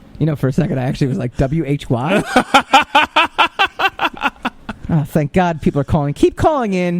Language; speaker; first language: English; native; English